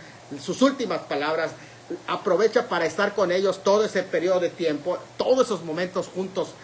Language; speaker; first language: Spanish; native; Spanish